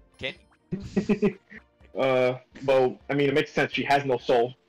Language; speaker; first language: English; native; English